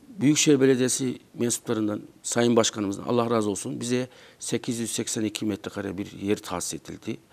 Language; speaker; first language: Turkish; native; Turkish